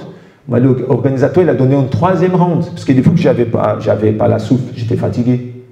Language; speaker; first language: French; non-native, fluent; Portuguese